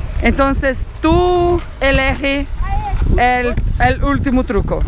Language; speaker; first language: Spanish; non-native, learner; Portuguese